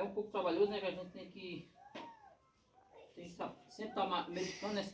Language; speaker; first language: Portuguese; native; Portuguese